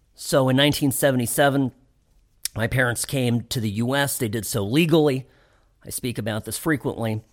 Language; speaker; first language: English; native; English